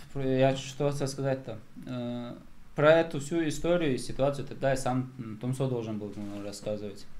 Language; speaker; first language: Russian; non-native, local second language; Chechen